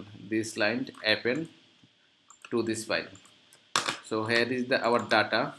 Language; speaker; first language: English; non-native, learner; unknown